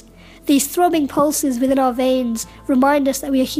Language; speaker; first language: English; native; English